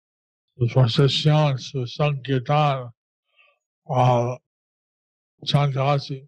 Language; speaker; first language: Spanish; non-native, learner; English